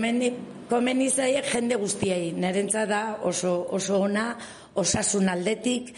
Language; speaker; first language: Basque; non-native, local second language; Spanish